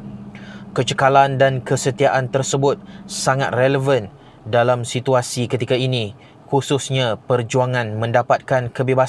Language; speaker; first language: Malay; native; Malay